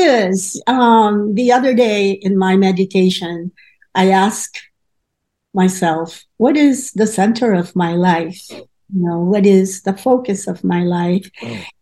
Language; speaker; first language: English; non-native, local second language; Filipino